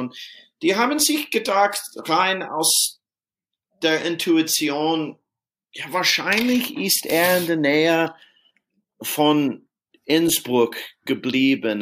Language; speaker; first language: German; non-native, fluent; English